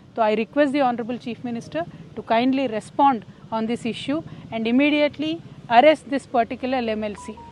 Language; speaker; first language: English; non-native, local second language; Telugu